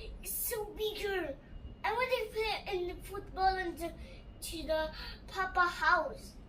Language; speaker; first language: English; early bilingual, other home language; Nepali